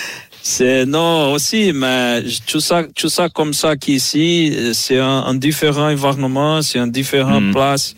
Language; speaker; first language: French; non-native, fluent; Portuguese